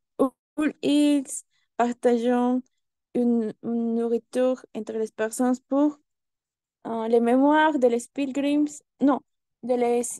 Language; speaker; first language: French; non-native, learner; Spanish